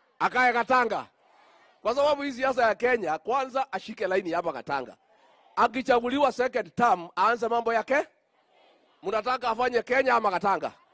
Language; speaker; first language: Swahili; non-native, local second language; Kikuyu